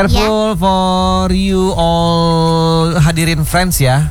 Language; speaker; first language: English; non-native, learner; Indonesian